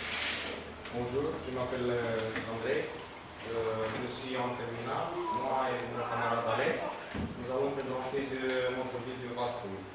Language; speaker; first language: French; non-native, learner; Romanian